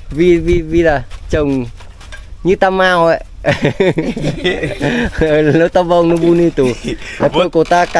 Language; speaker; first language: Portuguese; non-native, learner; Vietnamese